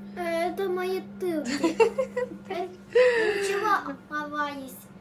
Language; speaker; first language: Russian; early bilingual, other home language; Tajik